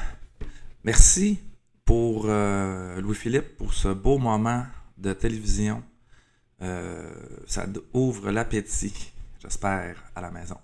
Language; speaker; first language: French; native; French